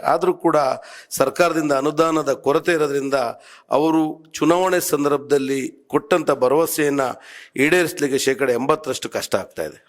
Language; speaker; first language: Kannada; native; Kannada